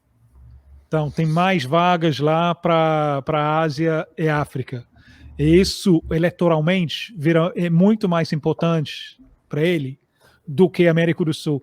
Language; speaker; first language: Portuguese; non-native, fluent; English